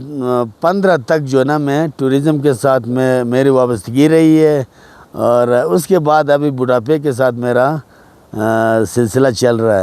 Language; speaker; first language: Urdu; non-native, local second language; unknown